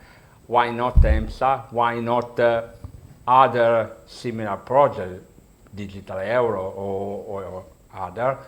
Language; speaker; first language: English; non-native, learner; Italian